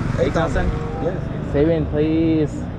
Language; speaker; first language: English; non-native, learner; Thai